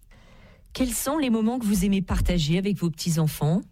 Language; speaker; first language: French; native; French